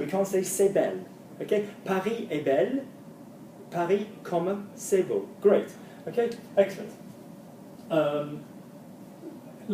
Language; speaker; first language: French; non-native, fluent; English